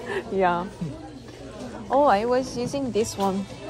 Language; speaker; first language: English; non-native, learner; French